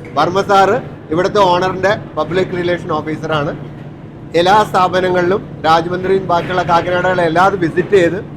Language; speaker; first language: Malayalam; early bilingual, heritage; Malayalam